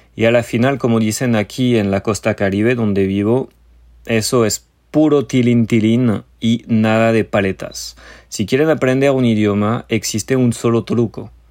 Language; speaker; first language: Spanish; non-native, fluent; French